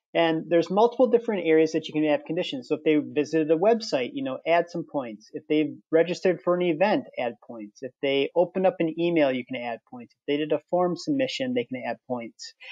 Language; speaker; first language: English; native; English